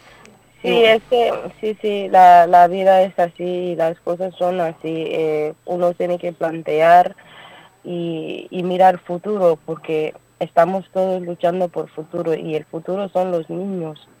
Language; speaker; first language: Spanish; non-native, learner; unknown